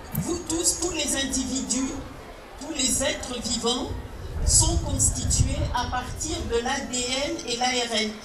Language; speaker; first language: French; early bilingual, other home language; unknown